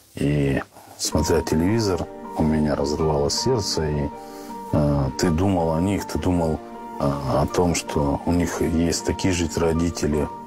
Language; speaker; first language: Russian; native; Russian